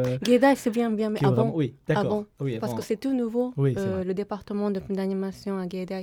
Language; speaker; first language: French; non-native, fluent; Japanese